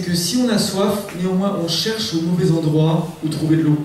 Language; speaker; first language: French; native; French